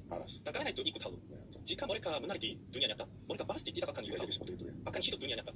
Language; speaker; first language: Indonesian; non-native, learner; Korean